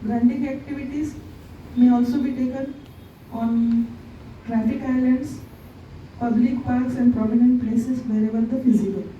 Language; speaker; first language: English; non-native, local second language; Marathi